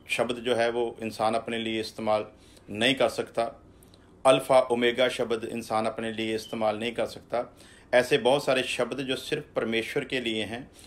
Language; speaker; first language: Hindi; non-native, local second language; Punjabi